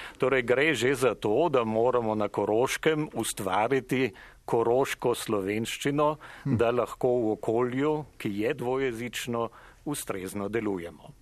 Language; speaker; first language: Slovenian; native; Slovenian